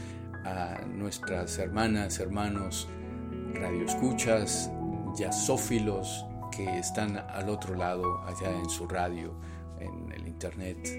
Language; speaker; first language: Spanish; native; Spanish